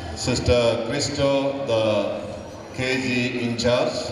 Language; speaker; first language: English; non-native, local second language; Malayalam